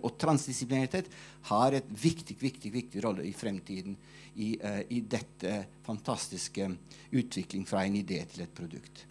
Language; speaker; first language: Norwegian; non-native, fluent; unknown